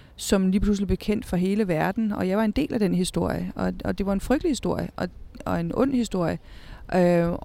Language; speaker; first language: Danish; early bilingual, other home language; Spanish